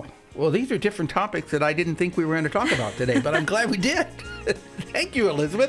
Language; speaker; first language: English; native; English